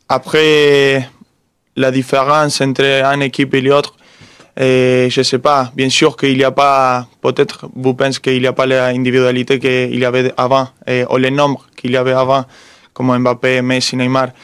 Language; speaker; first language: French; non-native, fluent; Spanish